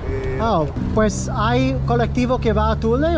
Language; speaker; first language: Spanish; non-native, learner; English